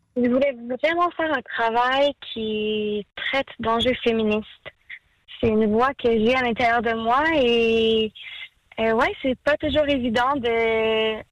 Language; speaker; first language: French; native; French